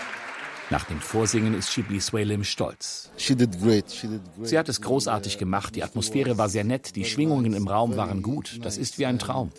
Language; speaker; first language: German; native; German